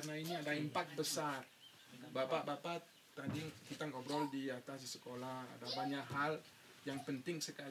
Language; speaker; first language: Indonesian; non-native, fluent; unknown